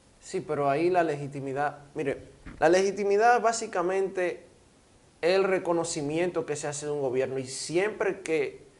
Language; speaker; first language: Spanish; native; Spanish